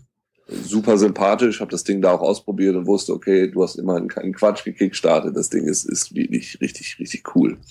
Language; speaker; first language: German; native; German